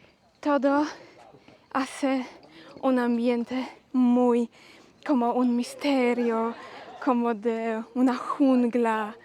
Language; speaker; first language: Spanish; non-native, learner; Polish